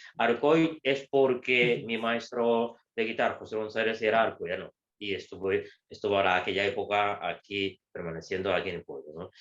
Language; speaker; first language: Spanish; non-native, fluent; Japanese